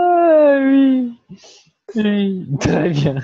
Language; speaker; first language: French; non-native, learner; Portuguese